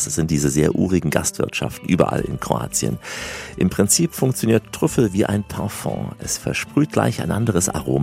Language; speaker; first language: German; native; German